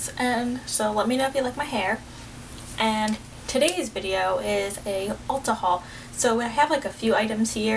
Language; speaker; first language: English; native; English